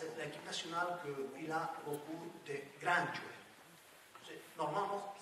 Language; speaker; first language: French; non-native, learner; Spanish